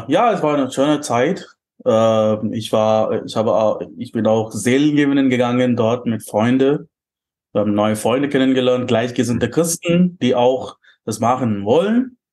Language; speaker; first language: German; non-native, fluent; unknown